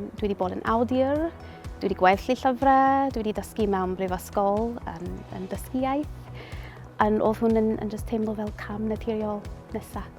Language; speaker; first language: Welsh; non-native, local second language; English